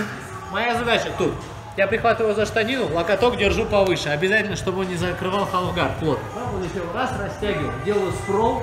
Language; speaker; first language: Russian; native; Russian